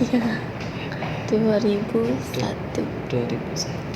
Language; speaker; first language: Indonesian; non-native, learner; Malay